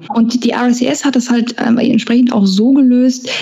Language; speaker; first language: German; native; German